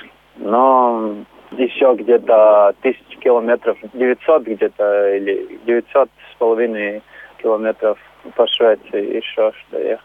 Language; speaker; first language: Russian; non-native, local second language; Latvian